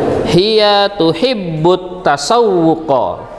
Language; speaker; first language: Arabic; non-native, fluent; Indonesian